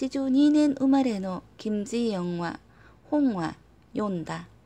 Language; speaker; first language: Japanese; non-native, learner; Korean